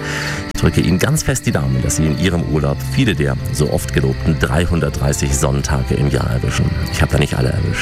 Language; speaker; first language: German; native; German